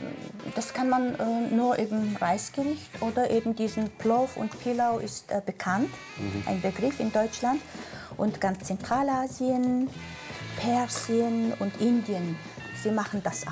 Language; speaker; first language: German; non-native, fluent; Mongolian